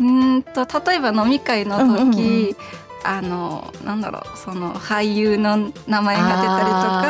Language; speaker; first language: Japanese; non-native, fluent; Chinese